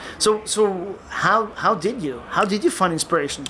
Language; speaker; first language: English; non-native, fluent; Norwegian